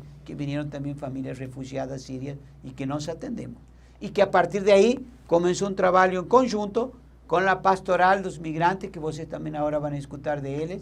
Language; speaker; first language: Portuguese; non-native, learner; Spanish